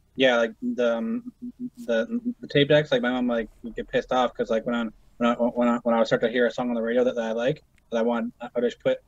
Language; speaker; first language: English; native; English